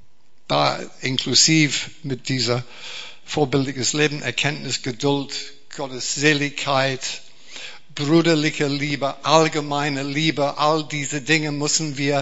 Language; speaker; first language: German; non-native, fluent; English